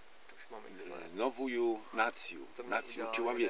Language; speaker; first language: Russian; non-native, learner; Polish